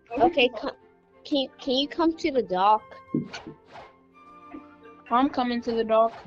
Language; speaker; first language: English; native; English